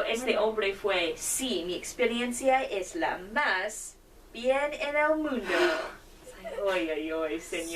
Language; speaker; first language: Spanish; non-native, learner; English